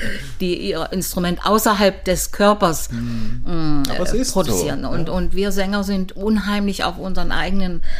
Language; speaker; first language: German; native; German